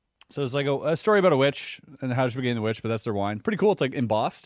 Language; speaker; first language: English; native; English